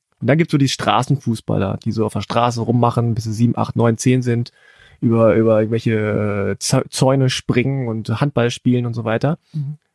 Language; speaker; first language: German; native; German